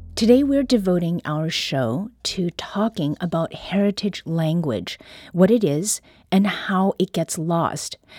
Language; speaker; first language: English; early bilingual, other home language; Korean